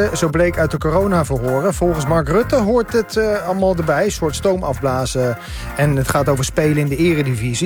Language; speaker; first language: Dutch; native; Dutch